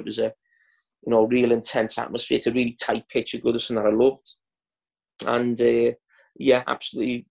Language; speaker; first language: English; native; English